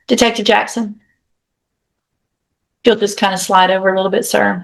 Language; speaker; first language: English; native; English